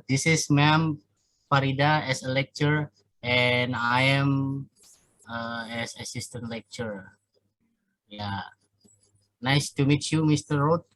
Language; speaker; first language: English; non-native, fluent; Indonesian